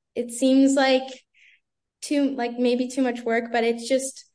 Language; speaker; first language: English; native; English